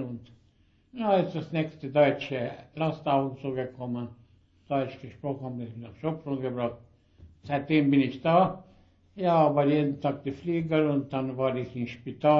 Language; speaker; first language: German; early bilingual, heritage; German